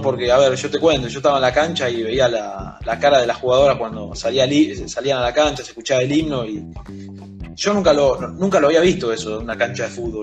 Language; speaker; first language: Spanish; native; Spanish